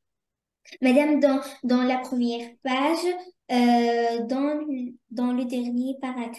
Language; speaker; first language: French; non-native, learner; Arabic